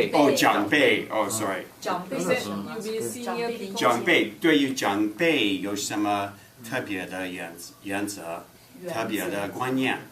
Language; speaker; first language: Chinese; non-native, fluent; English